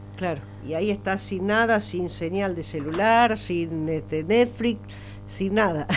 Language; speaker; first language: Spanish; native; Spanish